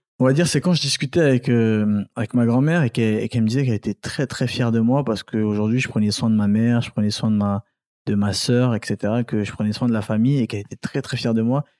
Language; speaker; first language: French; early bilingual, other home language; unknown